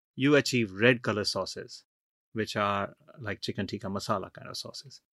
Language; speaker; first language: English; non-native, local second language; Punjabi